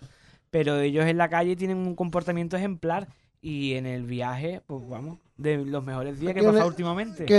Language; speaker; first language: Spanish; native; Spanish